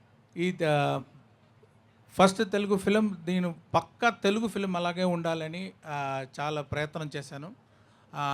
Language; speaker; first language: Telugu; non-native, fluent; Tamil